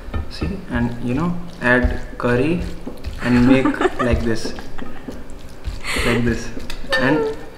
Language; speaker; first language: English; non-native, local second language; Hindi